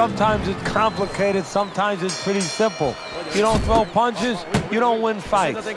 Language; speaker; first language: English; native; English